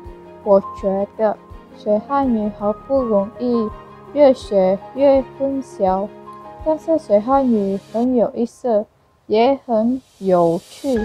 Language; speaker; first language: Chinese; non-native, learner; Indonesian